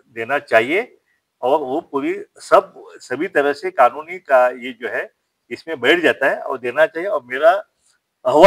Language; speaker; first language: Hindi; non-native, local second language; Marathi